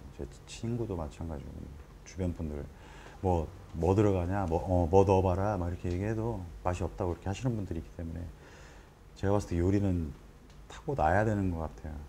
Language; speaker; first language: Korean; native; Korean